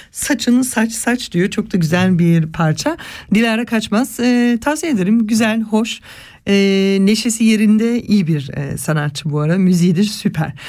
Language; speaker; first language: Turkish; early bilingual, heritage; Turkish